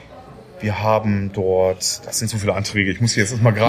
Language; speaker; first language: German; native; German